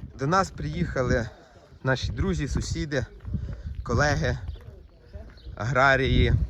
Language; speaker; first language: Ukrainian; native; Ukrainian